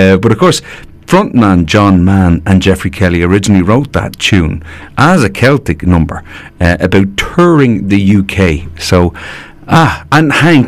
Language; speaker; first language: English; native; English